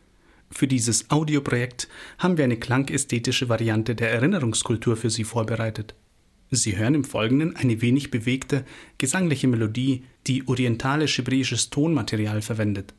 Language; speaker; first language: German; native; German